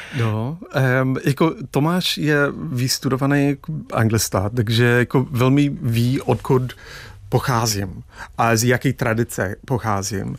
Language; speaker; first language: Czech; non-native, fluent; English